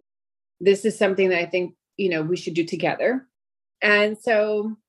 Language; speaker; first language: English; early bilingual, other home language; Greek